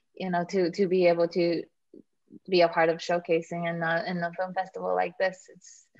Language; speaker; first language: English; native; English